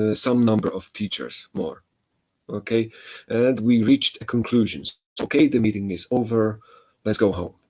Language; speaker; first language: English; non-native, fluent; Polish